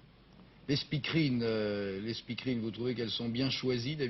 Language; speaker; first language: French; native; French